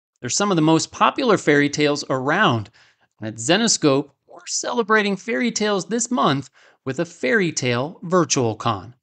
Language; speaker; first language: English; native; English